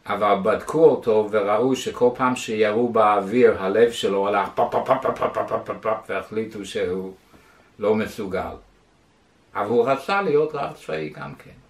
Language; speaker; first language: Hebrew; non-native, fluent; English